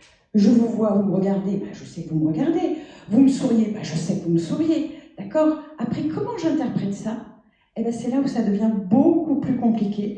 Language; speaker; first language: French; native; French